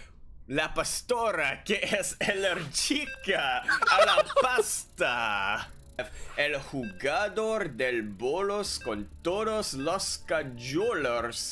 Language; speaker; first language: Spanish; non-native, learner; English